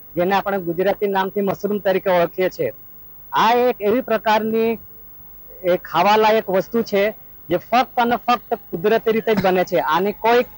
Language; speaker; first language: Gujarati; native; Gujarati